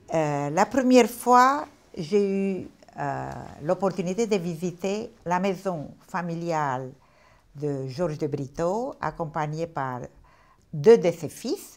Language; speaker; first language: French; non-native, fluent; Portuguese